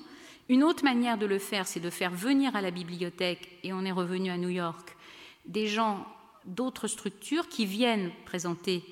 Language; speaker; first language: French; native; French